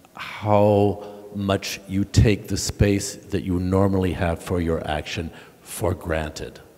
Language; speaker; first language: English; native; English